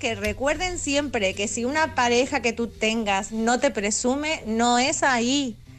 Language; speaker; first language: Spanish; native; Spanish